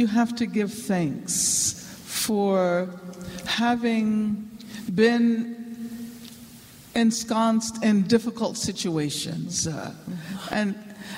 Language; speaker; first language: English; native; English